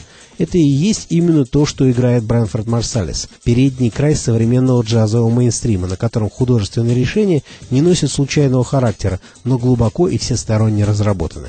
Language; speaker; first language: Russian; native; Russian